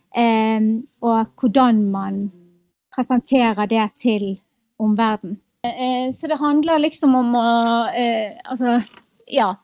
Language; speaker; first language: Norwegian; native; Norwegian